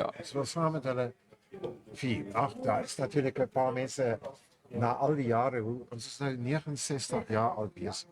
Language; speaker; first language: Afrikaans; non-native, local second language; German